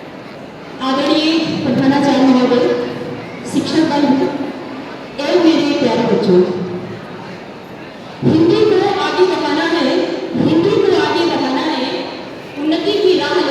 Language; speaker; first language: Hindi; native; Hindi